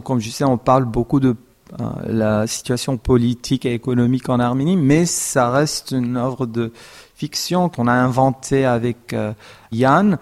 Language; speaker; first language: French; non-native, fluent; Armenian